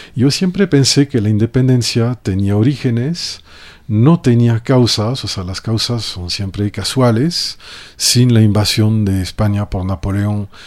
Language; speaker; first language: Spanish; non-native, fluent; French